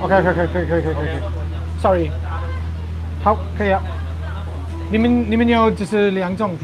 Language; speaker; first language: Chinese; non-native, fluent; English